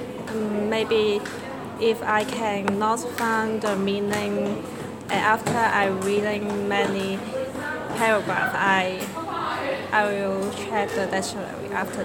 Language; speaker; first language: English; non-native, learner; Cantonese